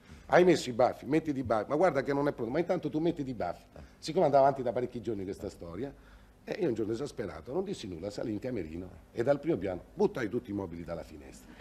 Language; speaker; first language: Italian; native; Italian